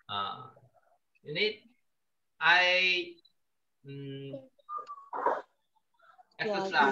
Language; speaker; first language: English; non-native, learner; Korean